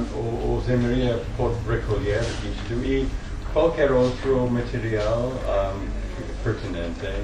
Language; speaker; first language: Portuguese; non-native, fluent; English